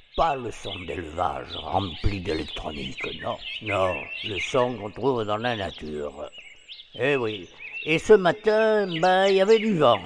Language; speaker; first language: French; native; French